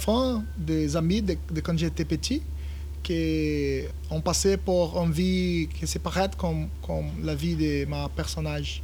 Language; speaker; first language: French; non-native, learner; Portuguese